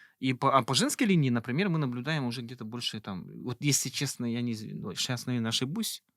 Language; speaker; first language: Russian; non-native, local second language; Yakut